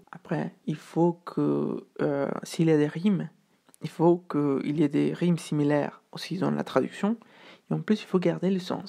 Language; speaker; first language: French; non-native, fluent; Spanish